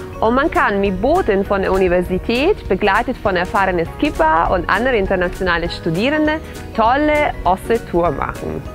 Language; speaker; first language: German; non-native, fluent; Italian